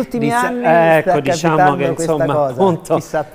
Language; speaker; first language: Italian; native; Italian